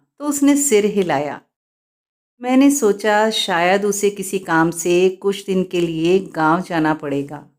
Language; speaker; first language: Hindi; native; Hindi